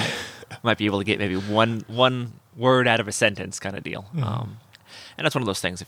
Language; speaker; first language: English; native; English